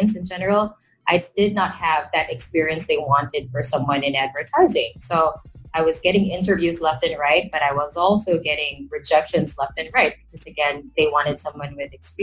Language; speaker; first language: English; non-native, local second language; Filipino